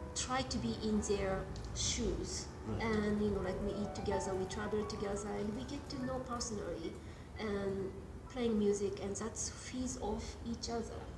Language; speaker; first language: English; non-native, fluent; Japanese